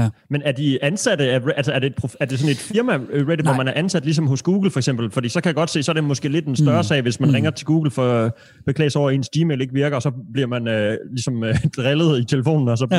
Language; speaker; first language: Danish; native; Danish